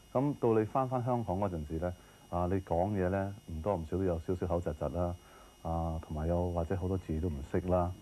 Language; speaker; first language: Cantonese; early bilingual, heritage; Cantonese